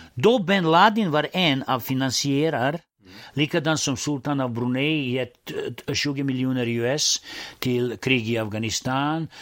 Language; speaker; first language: Swedish; non-native, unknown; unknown